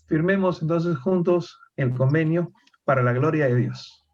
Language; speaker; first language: Spanish; native; Spanish